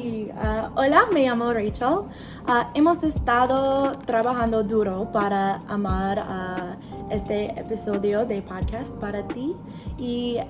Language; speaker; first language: Spanish; non-native, learner; English